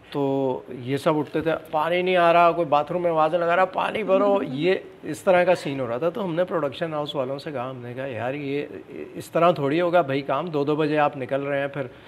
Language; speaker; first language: Urdu; native; Urdu